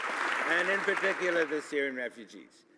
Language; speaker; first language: English; native; English